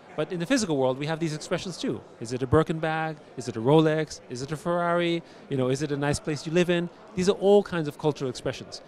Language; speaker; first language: English; early bilingual, other home language; German